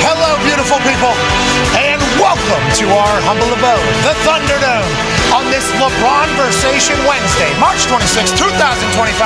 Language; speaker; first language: English; native; English